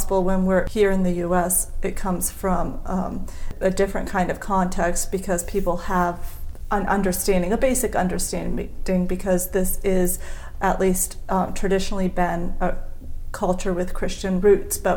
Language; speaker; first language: English; native; English